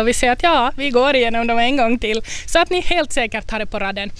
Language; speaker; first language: Swedish; native; Swedish